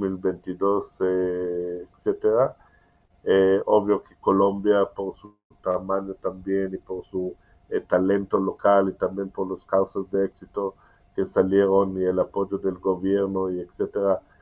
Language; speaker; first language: Spanish; non-native, learner; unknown